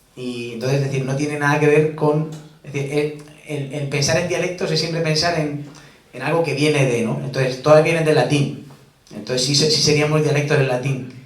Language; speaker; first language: Spanish; native; Spanish